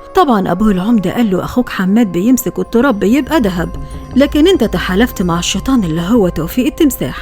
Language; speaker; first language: Arabic; native; Arabic